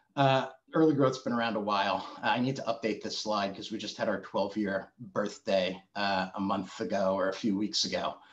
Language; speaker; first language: English; native; English